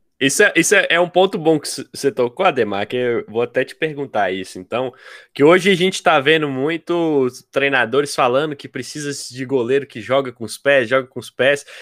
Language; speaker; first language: Portuguese; native; Portuguese